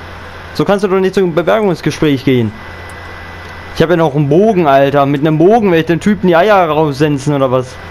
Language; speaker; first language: German; native; German